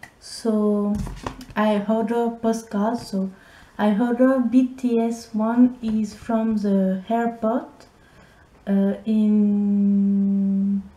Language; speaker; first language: English; non-native, learner; French